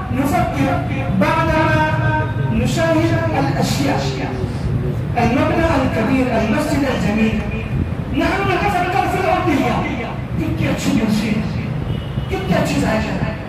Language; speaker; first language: Arabic; non-native, fluent; Urdu